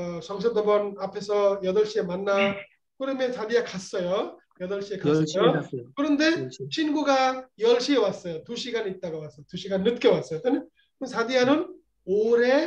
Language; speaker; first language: Korean; non-native, learner; Bangla